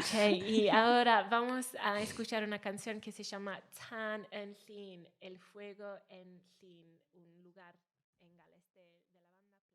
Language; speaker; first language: Spanish; non-native, learner; Welsh